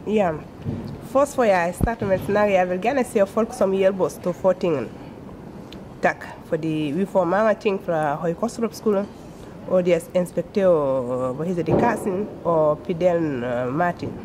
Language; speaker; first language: Danish; non-native, learner; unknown